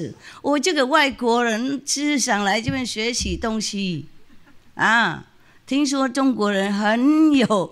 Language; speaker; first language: Chinese; non-native, fluent; Vietnamese